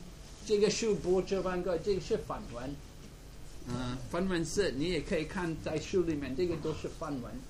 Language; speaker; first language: Chinese; non-native, fluent; English